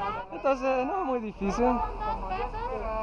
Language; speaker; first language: Spanish; non-native, learner; English